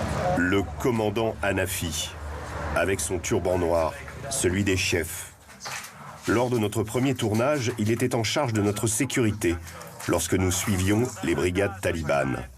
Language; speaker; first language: French; native; French